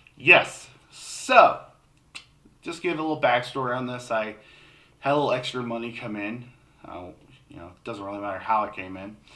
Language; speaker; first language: English; native; English